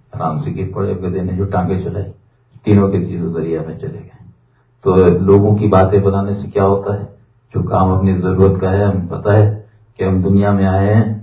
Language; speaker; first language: Urdu; native; Urdu